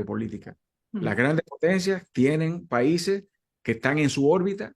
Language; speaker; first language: Spanish; native; Spanish